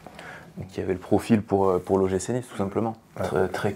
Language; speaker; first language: French; native; French